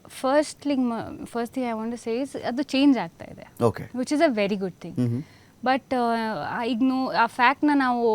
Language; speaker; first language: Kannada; non-native, fluent; Hindi